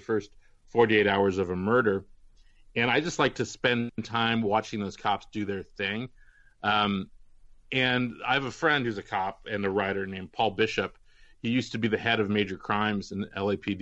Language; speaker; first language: English; native; English